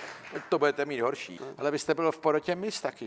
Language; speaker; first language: Czech; native; Czech